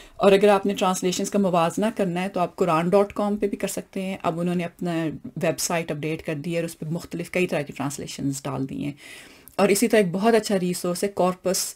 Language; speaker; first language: Urdu; non-native, local second language; Punjabi